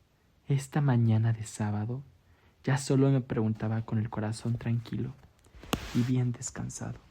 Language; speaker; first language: Spanish; native; Spanish